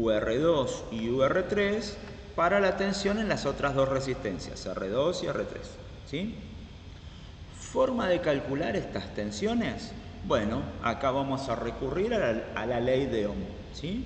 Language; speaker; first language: Spanish; native; Spanish